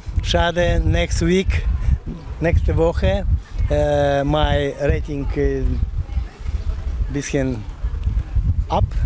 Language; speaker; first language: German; non-native, learner; Russian